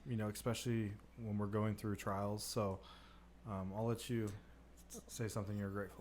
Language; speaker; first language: English; native; English